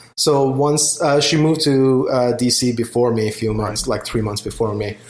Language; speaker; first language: English; non-native, fluent; Persian